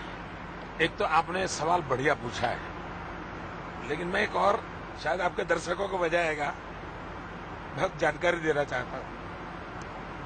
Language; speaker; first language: Hindi; non-native, local second language; Gujarati